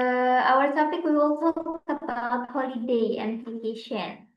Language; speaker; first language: English; non-native, fluent; Indonesian